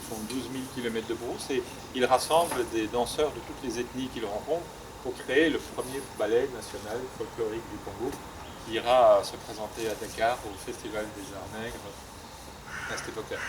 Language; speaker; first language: French; native; French